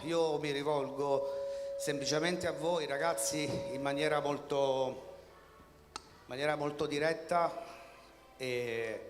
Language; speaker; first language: Italian; native; Italian